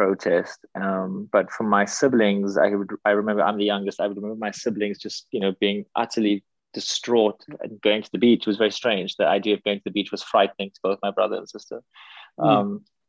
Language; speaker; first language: English; native; English